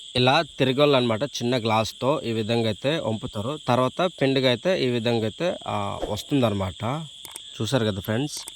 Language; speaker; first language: Telugu; non-native, local second language; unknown